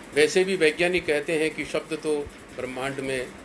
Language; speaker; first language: Hindi; native; Hindi